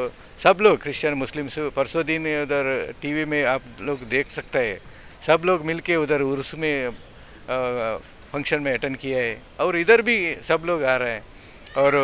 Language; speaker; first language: Hindi; non-native, local second language; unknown